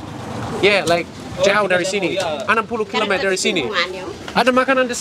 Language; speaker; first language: Indonesian; non-native, learner; English